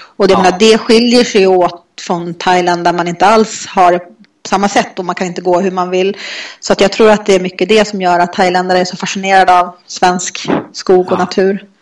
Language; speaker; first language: Swedish; native; Swedish